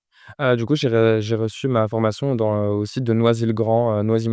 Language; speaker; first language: French; native; French